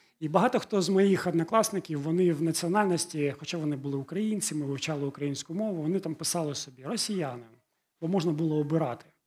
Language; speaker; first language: Ukrainian; non-native, local second language; Russian